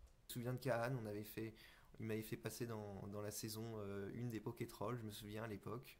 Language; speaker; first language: French; native; French